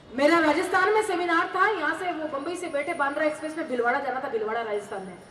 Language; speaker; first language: Hindi; non-native, local second language; Marathi